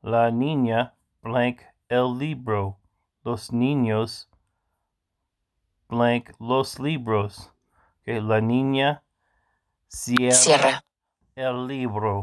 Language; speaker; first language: Spanish; non-native, learner; English